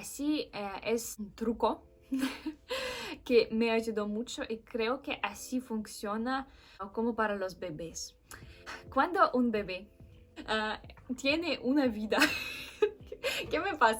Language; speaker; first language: Spanish; non-native, fluent; Russian